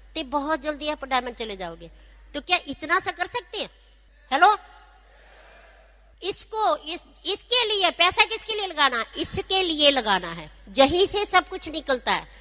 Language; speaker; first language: Hindi; non-native, local second language; Punjabi